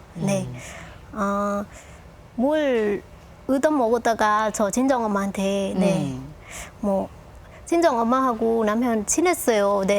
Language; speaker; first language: Korean; non-native, local second language; Lao